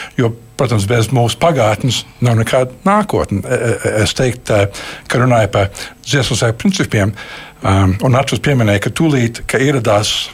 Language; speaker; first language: Latvian; early bilingual, heritage; Latvian